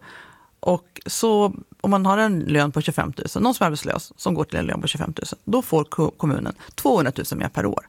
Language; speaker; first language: Swedish; native; Swedish